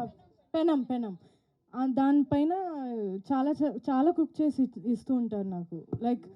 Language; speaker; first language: Telugu; non-native, fluent; Malayalam